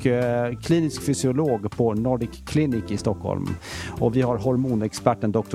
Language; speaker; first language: Swedish; native; Swedish